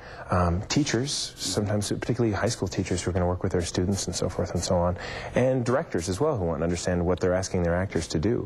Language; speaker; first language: English; native; English